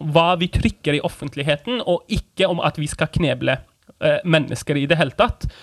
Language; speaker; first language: Norwegian; non-native, fluent; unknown